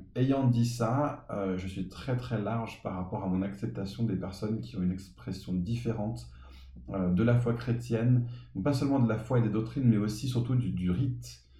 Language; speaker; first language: French; early bilingual, other home language; English